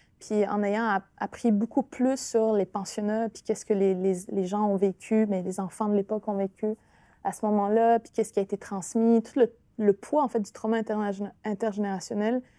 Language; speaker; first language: French; non-native, local second language; Innu-aimun